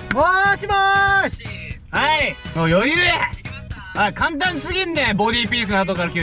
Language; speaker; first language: Japanese; native; Japanese